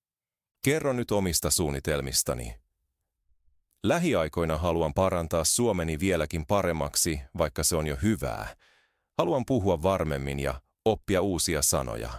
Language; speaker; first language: Finnish; non-native, fluent; Spanish